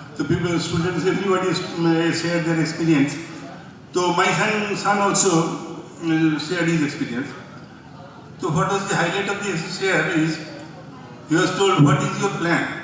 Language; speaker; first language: English; non-native, local second language; Bangla